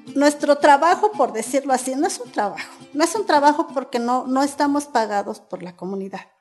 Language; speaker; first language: Spanish; native; Spanish